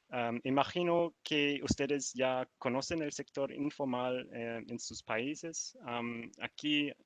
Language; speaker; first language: Spanish; non-native, learner; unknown